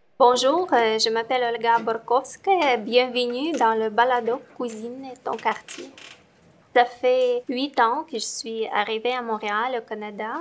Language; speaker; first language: French; non-native, fluent; Romanian